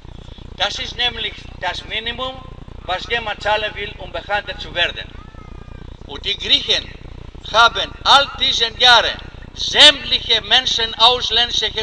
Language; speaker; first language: German; non-native, fluent; Greek